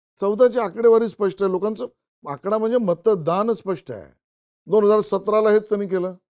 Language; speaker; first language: Marathi; native; Marathi